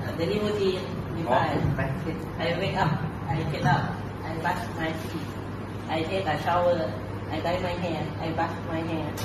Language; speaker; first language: English; non-native, learner; Thai